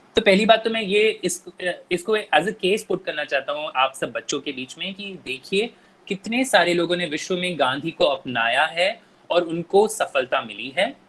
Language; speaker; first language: Hindi; native; Hindi